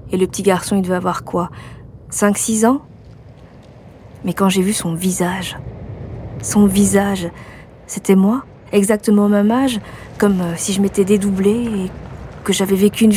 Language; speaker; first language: French; native; French